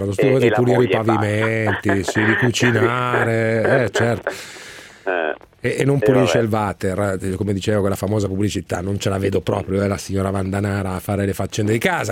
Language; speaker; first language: Italian; native; Italian